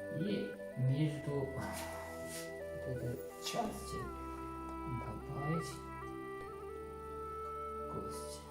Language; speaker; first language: Russian; non-native, learner; Chinese